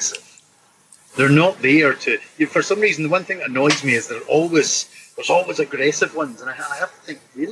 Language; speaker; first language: English; native; English